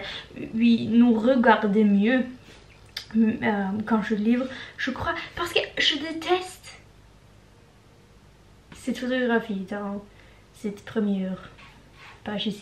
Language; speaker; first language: French; non-native, learner; Norwegian